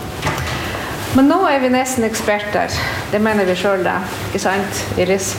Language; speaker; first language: Norwegian; non-native, fluent; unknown